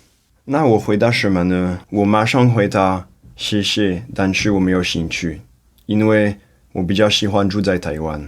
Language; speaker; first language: Chinese; non-native, fluent; French